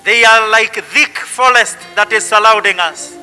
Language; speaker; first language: English; non-native, local second language; Kikuyu